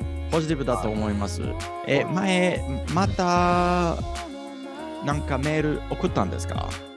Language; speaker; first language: Japanese; non-native, fluent; English